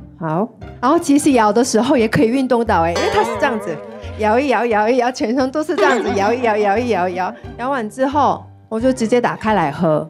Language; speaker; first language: Chinese; non-native, fluent; Korean